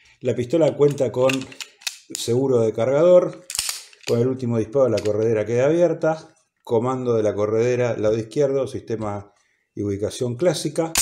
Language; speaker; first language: Spanish; native; Spanish